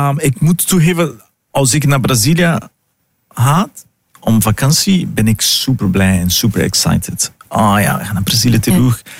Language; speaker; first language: Dutch; non-native, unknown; Portuguese